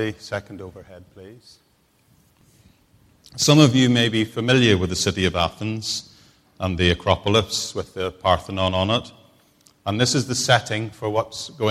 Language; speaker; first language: English; native; English